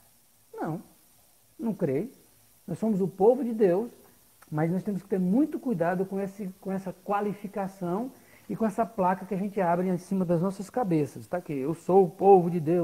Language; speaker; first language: Portuguese; native; Portuguese